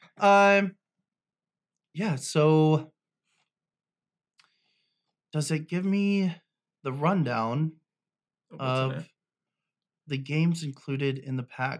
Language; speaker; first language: English; native; English